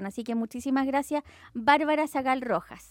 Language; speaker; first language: Spanish; native; Spanish